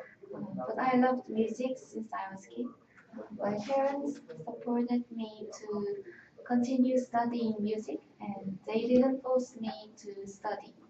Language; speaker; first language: English; non-native, learner; Korean